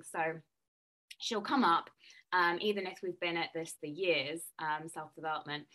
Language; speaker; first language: English; native; English